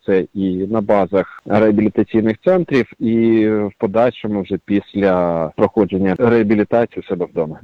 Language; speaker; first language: Ukrainian; native; Ukrainian